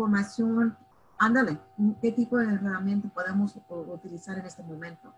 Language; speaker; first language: Spanish; early bilingual, heritage; Spanish